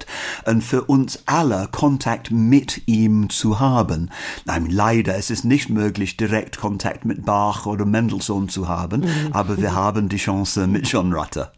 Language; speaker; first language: German; non-native, learner; English